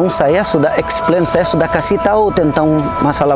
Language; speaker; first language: Indonesian; non-native, fluent; Portuguese